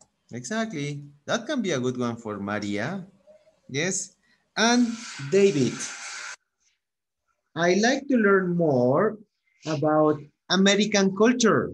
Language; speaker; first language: English; non-native, fluent; Spanish